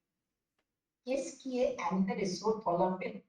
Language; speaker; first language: French; non-native, learner; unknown